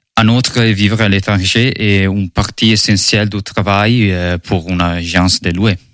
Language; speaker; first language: French; non-native, learner; Italian